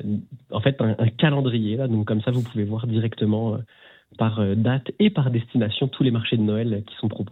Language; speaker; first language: French; native; French